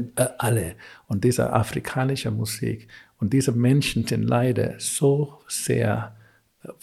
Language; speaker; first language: German; non-native, fluent; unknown